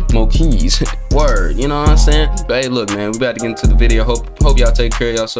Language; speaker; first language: English; native; English